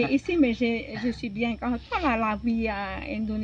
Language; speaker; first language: French; non-native, local second language; Javanese